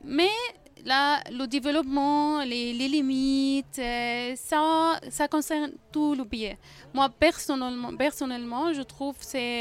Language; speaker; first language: French; non-native, fluent; Arabic